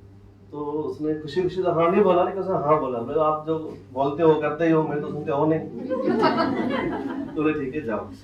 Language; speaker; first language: Hindi; non-native, local second language; Gujarati